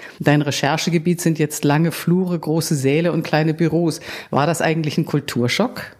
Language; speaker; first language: German; native; German